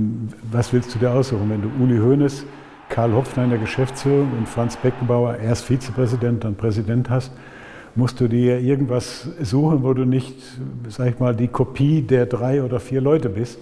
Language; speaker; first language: German; native; German